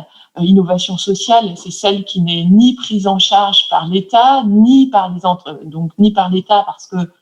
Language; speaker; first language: French; native; French